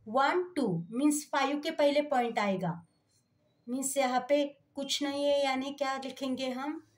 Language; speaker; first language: Hindi; non-native, local second language; Marathi